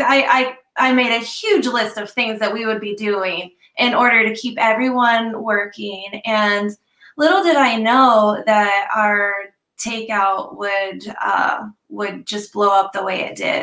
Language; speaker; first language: English; native; English